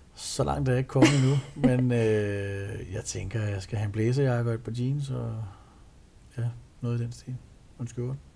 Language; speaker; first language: Danish; native; Danish